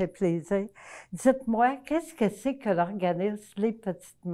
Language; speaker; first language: French; native; French